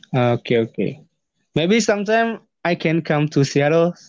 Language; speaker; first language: English; non-native, fluent; Indonesian